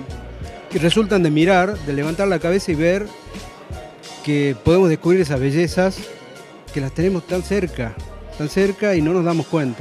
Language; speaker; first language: Spanish; native; Spanish